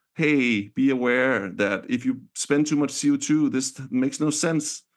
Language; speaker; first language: English; non-native, fluent; Danish